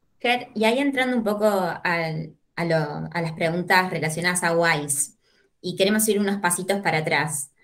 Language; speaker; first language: Spanish; native; Spanish